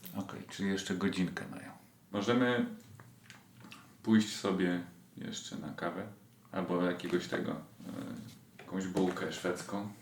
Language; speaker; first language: Polish; native; Polish